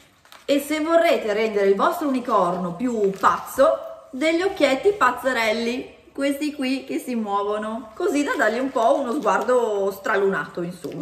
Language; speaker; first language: Italian; native; Italian